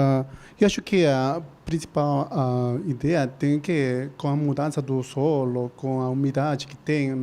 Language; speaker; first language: Portuguese; non-native, learner; Spanish